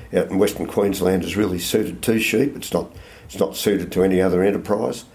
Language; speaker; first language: English; native; English